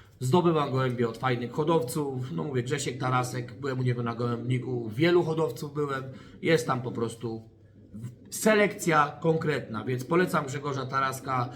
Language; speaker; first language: Polish; native; Polish